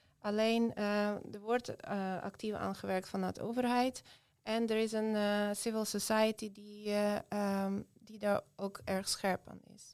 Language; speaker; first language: Dutch; non-native, fluent; Ukrainian